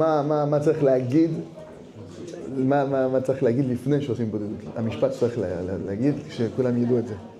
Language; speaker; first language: Hebrew; non-native, fluent; French